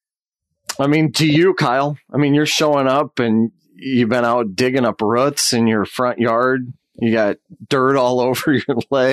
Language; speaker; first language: English; native; English